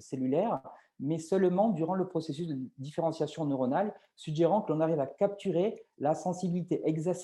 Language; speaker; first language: French; native; French